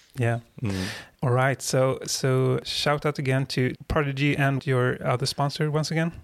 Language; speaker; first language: English; non-native, fluent; Swedish